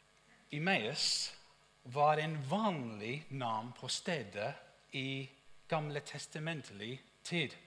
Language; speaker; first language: Norwegian; non-native, fluent; English